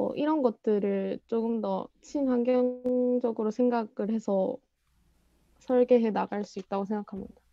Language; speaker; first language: Korean; non-native, fluent; Vietnamese